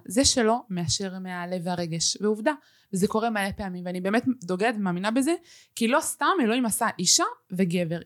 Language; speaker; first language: Hebrew; early bilingual, other home language; Spanish